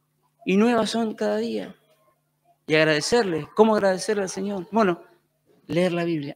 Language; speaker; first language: Spanish; native; Spanish